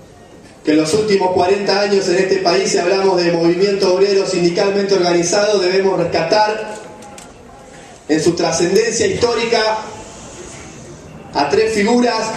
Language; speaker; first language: Spanish; native; Spanish